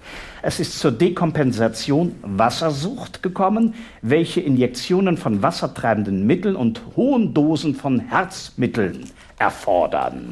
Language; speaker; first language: German; native; German